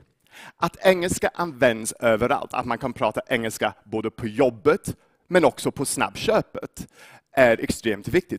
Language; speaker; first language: Swedish; non-native, fluent; English